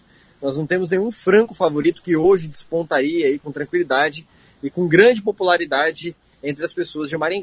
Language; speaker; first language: Portuguese; native; Portuguese